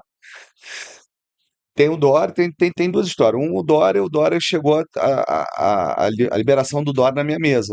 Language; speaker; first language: Portuguese; native; Portuguese